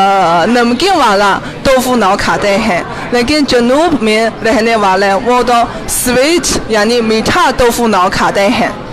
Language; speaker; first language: Hindi; non-native, fluent; Chinese